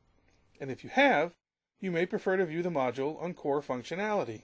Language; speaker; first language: English; native; English